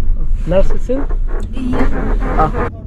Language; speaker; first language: Turkish; non-native, learner; Polish